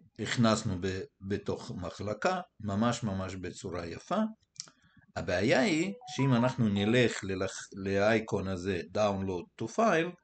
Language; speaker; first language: Hebrew; early bilingual, other home language; Russian